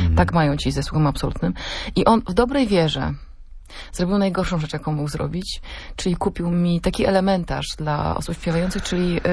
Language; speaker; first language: Polish; native; Polish